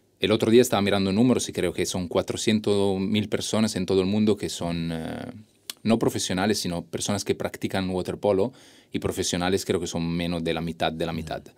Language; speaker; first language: Spanish; non-native, fluent; Italian